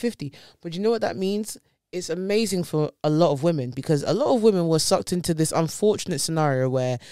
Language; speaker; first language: English; native; English